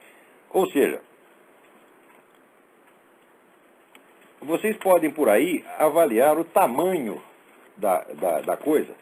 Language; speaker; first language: Portuguese; native; Portuguese